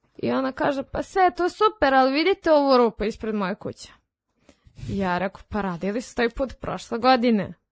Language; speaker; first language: Serbian; non-native, local second language; Rusyn